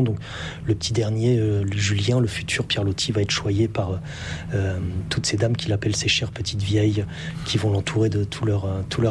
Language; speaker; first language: French; native; French